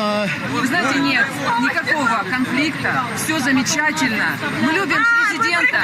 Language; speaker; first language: Russian; native; Russian